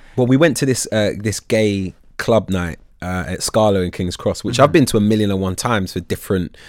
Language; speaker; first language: English; native; English